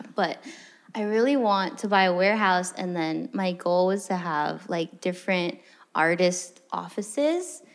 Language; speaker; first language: English; early bilingual, other home language; Filipino